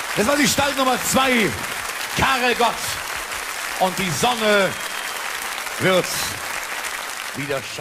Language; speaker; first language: German; native; German